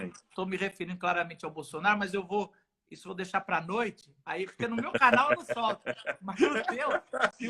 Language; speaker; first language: Portuguese; native; Portuguese